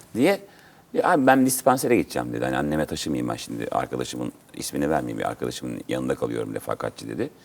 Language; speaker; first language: Turkish; native; Turkish